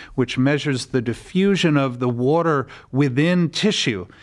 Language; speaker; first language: English; native; English